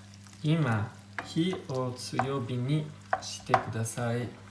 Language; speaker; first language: Japanese; non-native, learner; Italian